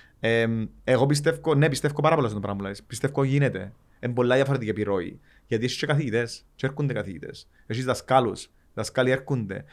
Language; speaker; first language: Greek; native; Greek